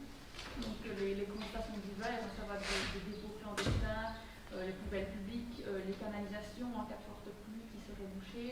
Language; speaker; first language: French; native; French